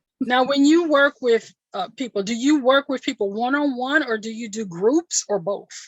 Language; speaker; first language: English; native; English